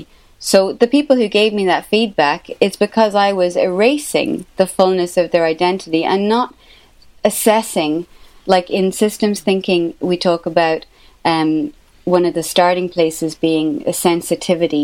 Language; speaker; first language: English; native; English